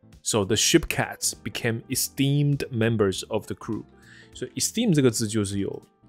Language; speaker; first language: English; non-native, fluent; Chinese